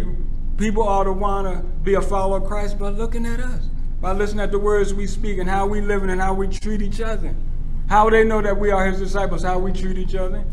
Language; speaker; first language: English; native; English